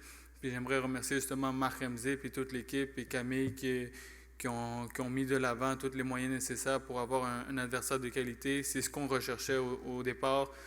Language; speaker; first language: French; native; French